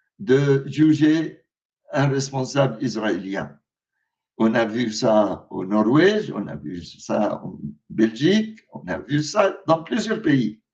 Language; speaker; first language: French; non-native, fluent; Arabic